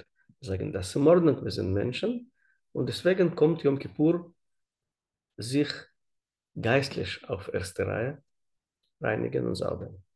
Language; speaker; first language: German; non-native, learner; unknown